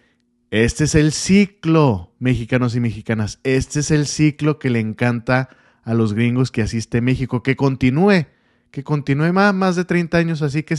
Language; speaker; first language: Spanish; native; Spanish